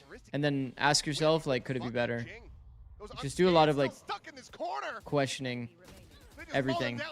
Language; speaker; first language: English; native; English